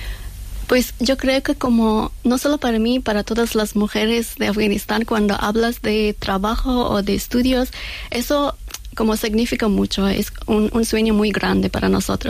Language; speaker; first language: Spanish; non-native, learner; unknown